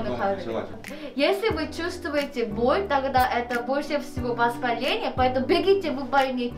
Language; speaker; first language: Russian; non-native, fluent; Korean